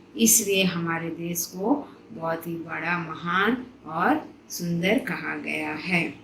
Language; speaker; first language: Hindi; non-native, local second language; Telugu